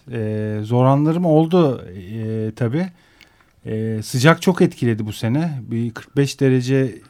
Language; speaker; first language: Turkish; native; Turkish